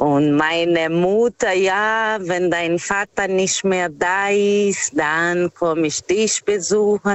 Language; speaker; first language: German; non-native, fluent; Portuguese